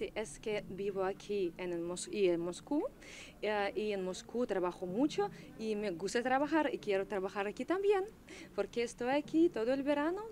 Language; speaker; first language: Spanish; non-native, learner; Russian